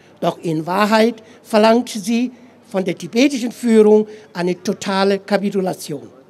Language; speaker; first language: German; non-native, fluent; Tibetan